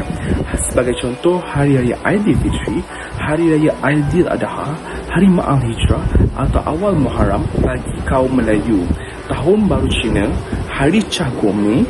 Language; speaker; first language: Malay; native; Malay